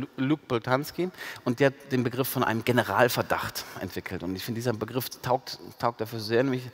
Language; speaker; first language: German; native; German